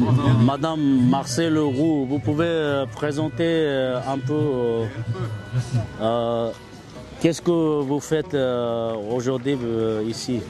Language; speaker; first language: French; non-native, learner; Tibetan